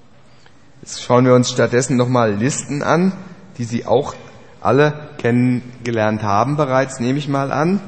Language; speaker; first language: German; native; German